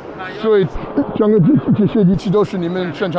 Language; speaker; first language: Chinese; non-native, fluent; English